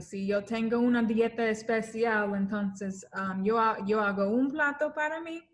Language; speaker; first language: Spanish; non-native, learner; English